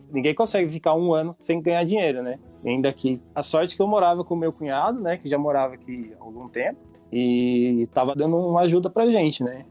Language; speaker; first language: Portuguese; native; Portuguese